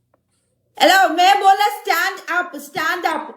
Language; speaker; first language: Hindi; non-native, learner; Malayalam